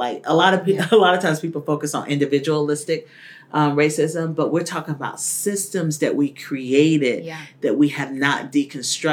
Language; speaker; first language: English; native; English